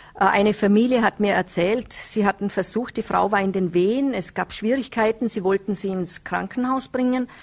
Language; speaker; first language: German; native; German